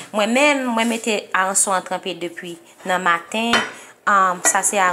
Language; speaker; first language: French; non-native, learner; Haitian Creole